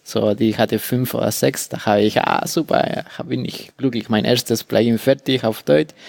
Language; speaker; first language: German; non-native, fluent; Spanish